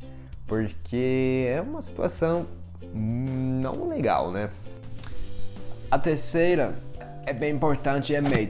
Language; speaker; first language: Portuguese; non-native, fluent; English